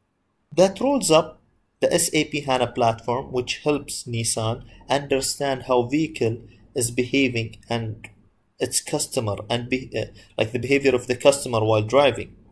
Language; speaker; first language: English; non-native, fluent; Arabic